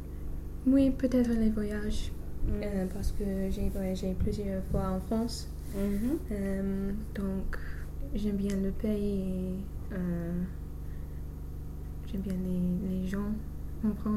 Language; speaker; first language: French; non-native, fluent; English